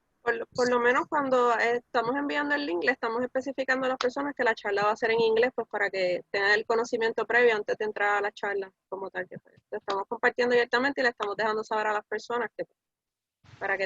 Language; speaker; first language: Spanish; native; Spanish